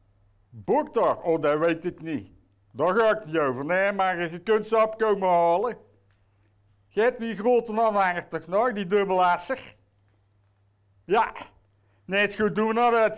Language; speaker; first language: Dutch; native; Dutch